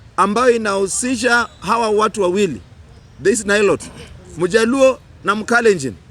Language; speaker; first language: Swahili; non-native, local second language; Luyia